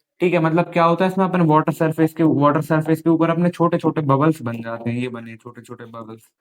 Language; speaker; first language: Hindi; native; Hindi